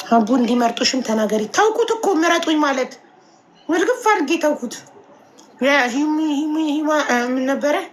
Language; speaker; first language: Amharic; native; Amharic